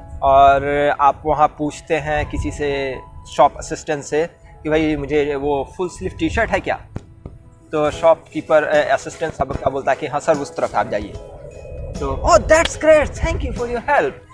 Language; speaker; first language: Hindi; native; Hindi